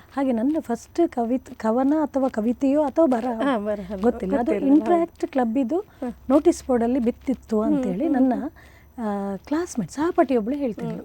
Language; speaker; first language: Kannada; non-native, local second language; Konkani